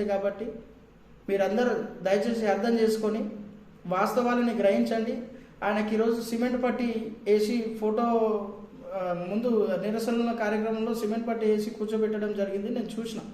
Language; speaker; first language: Telugu; native; Telugu